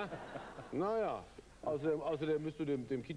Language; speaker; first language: German; native; German